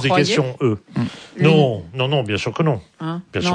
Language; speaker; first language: French; native; French